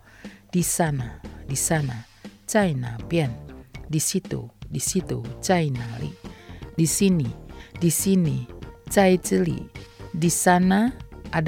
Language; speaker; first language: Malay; non-native, fluent; Chinese